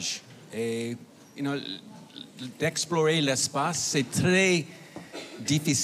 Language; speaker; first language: French; non-native, fluent; English